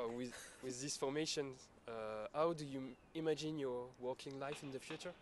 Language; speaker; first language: English; non-native, learner; French